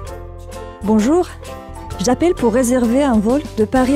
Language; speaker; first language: French; non-native, learner; Azerbaijani